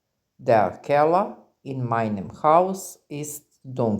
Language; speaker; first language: German; non-native, fluent; Serbian